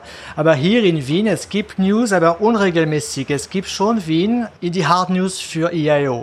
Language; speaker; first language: German; non-native, fluent; French